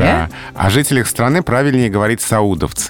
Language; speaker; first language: Russian; native; Russian